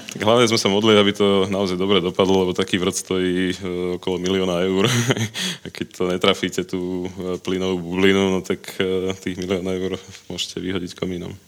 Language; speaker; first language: Slovak; native; Slovak